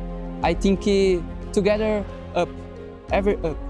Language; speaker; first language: English; non-native, learner; Portuguese